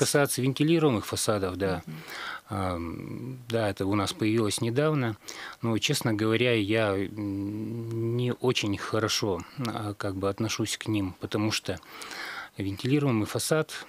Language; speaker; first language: Russian; native; Russian